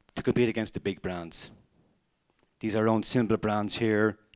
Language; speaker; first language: English; native; English